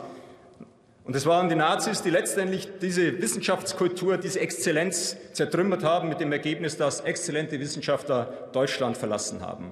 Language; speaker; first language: German; native; German